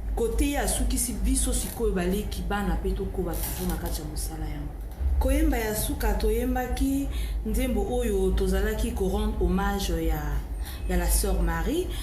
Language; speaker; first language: Lingala; native; Lingala